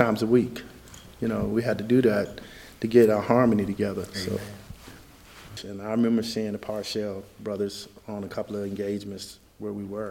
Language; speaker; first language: English; native; English